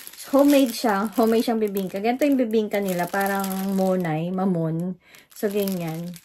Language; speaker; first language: Filipino; native; Filipino